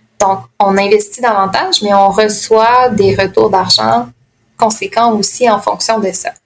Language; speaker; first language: French; native; French